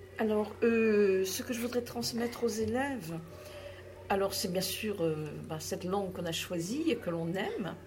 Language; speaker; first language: French; native; French